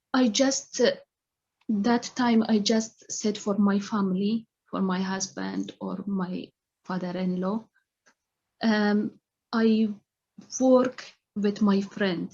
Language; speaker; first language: English; non-native, learner; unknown